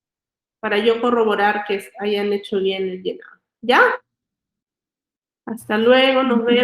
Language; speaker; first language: Spanish; native; Spanish